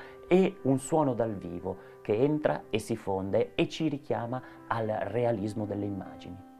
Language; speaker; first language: Italian; native; Italian